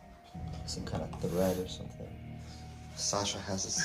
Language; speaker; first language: English; native; English